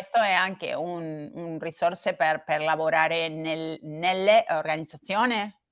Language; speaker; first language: Italian; non-native, learner; Spanish